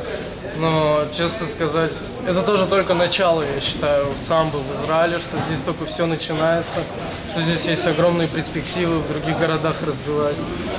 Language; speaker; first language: Russian; native; Russian